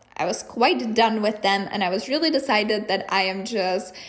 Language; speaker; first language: English; non-native, fluent; Czech